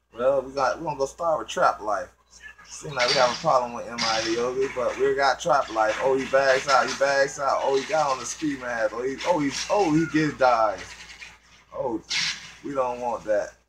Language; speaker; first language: English; native; English